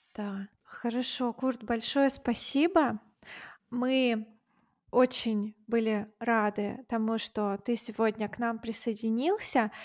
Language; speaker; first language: Russian; native; Russian